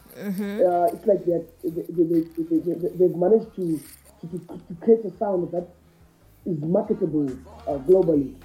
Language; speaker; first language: English; non-native, local second language; Shona